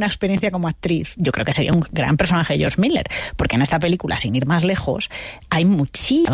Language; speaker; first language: Spanish; native; Spanish